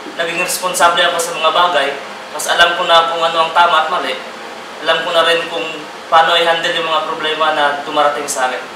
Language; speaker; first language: Filipino; non-native, local second language; Cebuano